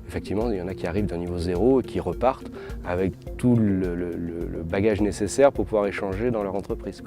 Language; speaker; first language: French; native; French